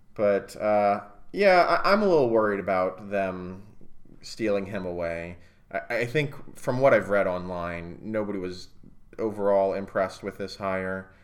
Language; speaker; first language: English; native; English